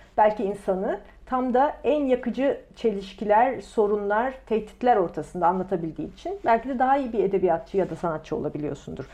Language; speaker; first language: Turkish; native; Turkish